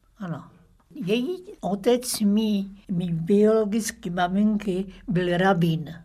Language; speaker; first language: Czech; early bilingual, other home language; German